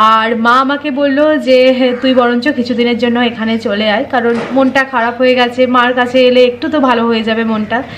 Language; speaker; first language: Bangla; native; Bangla